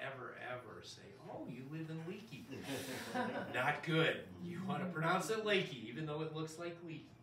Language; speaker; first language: English; native; English